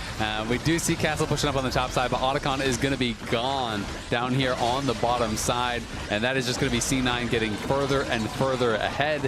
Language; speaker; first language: English; native; English